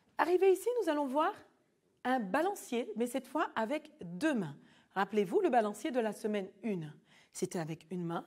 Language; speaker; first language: French; native; French